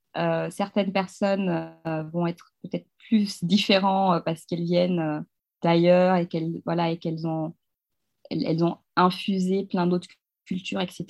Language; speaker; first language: French; non-native, local second language; Fula